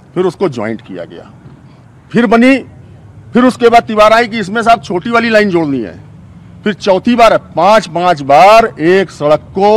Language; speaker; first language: Hindi; native; Hindi